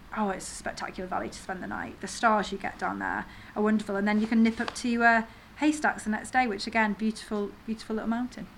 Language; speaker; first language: English; native; English